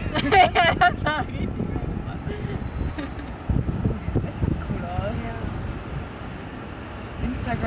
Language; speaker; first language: German; native; German